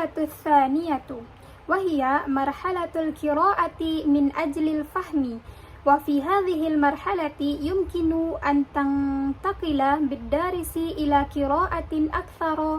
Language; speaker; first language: Arabic; non-native, learner; Indonesian